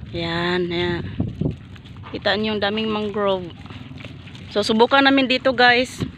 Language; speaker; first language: Filipino; non-native, local second language; Hiligaynon